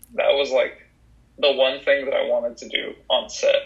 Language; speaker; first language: English; early bilingual, other home language; Russian